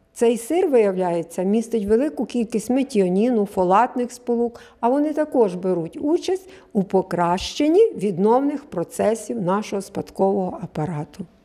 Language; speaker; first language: Ukrainian; native; Ukrainian